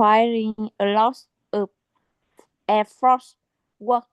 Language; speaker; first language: English; non-native, learner; Vietnamese